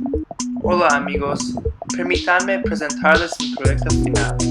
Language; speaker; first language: Spanish; non-native, learner; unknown